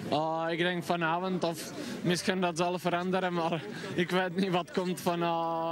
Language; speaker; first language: Dutch; non-native, fluent; Czech